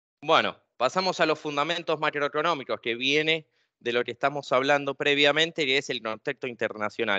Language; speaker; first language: Spanish; native; Spanish